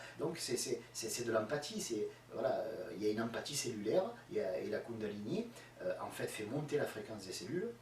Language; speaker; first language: French; native; French